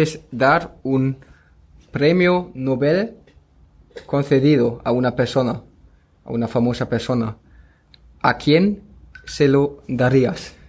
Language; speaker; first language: Spanish; non-native, learner; German